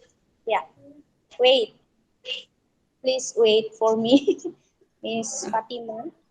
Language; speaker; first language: English; non-native, learner; Indonesian